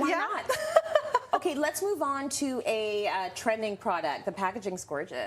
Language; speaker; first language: English; native; English